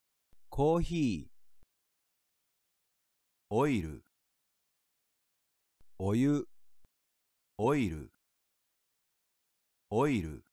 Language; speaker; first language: Japanese; non-native, learner; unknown